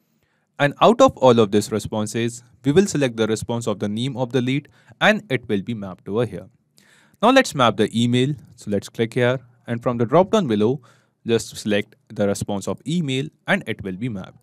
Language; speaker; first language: English; non-native, local second language; Hindi